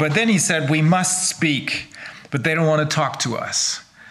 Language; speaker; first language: English; non-native, fluent; German